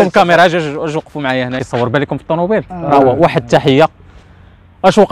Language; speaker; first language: Arabic; native; Arabic